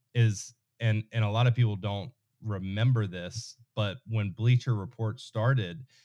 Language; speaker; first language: English; native; English